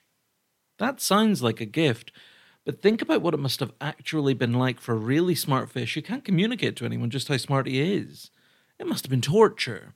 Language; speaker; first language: English; native; English